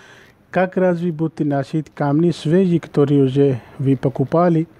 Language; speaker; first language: Russian; non-native, learner; Urdu